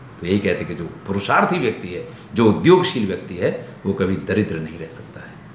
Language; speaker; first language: Hindi; native; Hindi